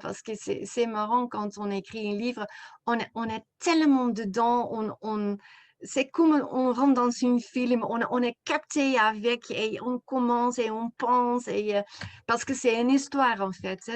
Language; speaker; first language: French; non-native, fluent; Dutch